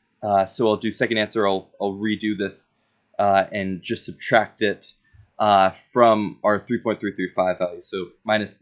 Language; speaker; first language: English; native; English